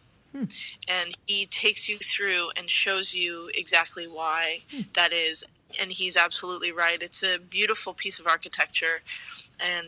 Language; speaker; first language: English; native; English